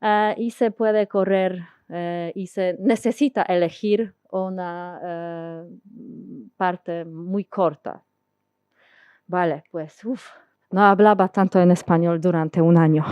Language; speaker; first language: Spanish; non-native, learner; Polish